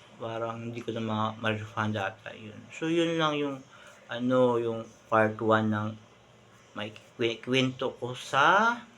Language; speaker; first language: Filipino; non-native, local second language; Hiligaynon